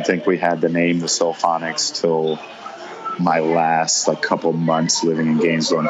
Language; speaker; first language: English; native; English